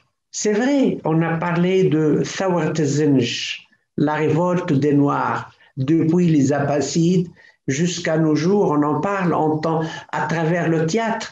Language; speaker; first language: French; non-native, local second language; Arabic